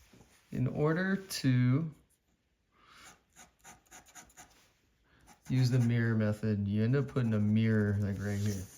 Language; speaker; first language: English; native; English